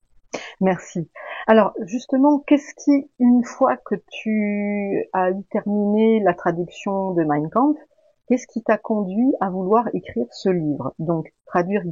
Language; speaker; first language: French; native; French